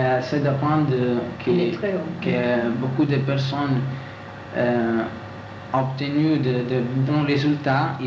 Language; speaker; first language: French; non-native, learner; Italian